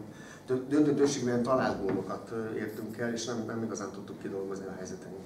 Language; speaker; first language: Hungarian; native; Hungarian